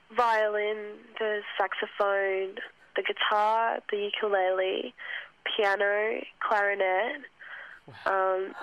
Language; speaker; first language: English; non-native, local second language; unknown